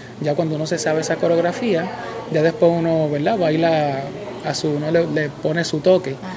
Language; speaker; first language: Spanish; native; Spanish